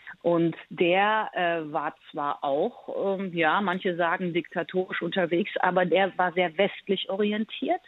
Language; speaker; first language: German; early bilingual, other home language; Persian